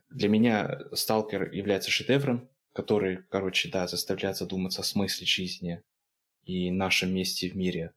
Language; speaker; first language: Russian; non-native, fluent; English